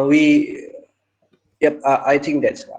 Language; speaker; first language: English; non-native, learner; Indonesian